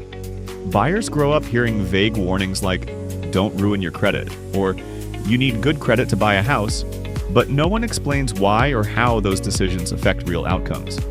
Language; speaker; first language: English; native; English